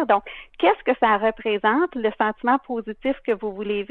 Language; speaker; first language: French; native; French